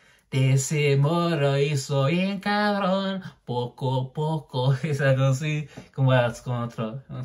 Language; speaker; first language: Spanish; early bilingual, heritage; Spanish